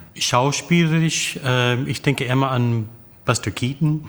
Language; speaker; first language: German; non-native, fluent; English